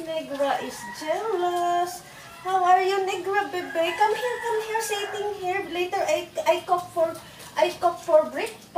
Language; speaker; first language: English; non-native, learner; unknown